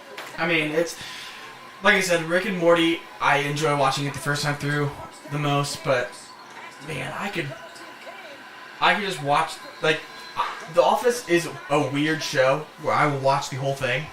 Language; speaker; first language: English; native; English